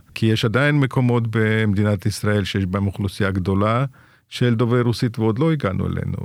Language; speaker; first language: Hebrew; non-native, fluent; Russian